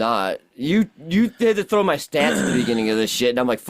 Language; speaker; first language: English; native; English